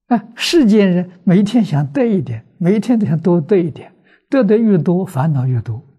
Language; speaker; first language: Chinese; native; Chinese